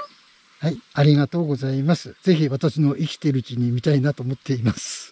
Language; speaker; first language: Japanese; native; Japanese